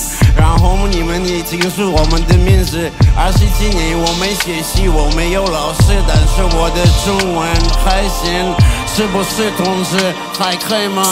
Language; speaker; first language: Chinese; non-native, learner; Russian